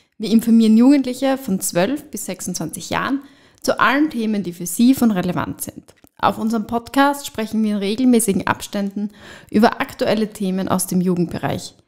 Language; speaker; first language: German; native; German